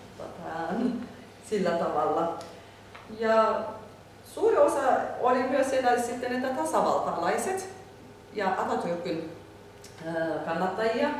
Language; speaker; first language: Finnish; non-native, learner; Turkish